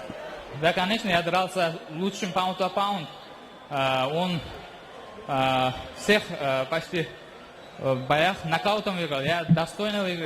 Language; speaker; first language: Russian; non-native, local second language; Uzbek